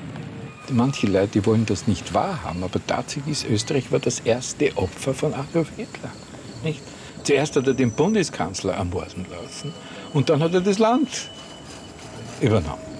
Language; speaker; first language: German; native; German